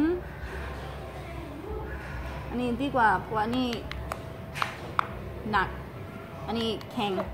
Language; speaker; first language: Thai; non-native, learner; English